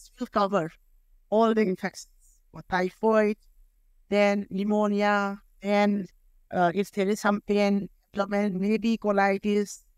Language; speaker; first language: English; non-native, local second language; Manipuri